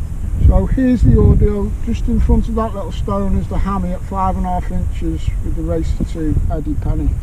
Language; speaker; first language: English; native; English